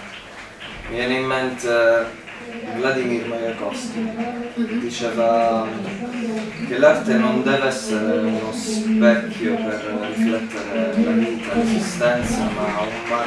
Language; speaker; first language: Italian; native; Italian